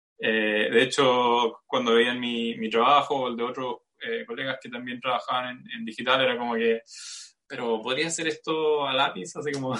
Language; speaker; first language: Spanish; native; Spanish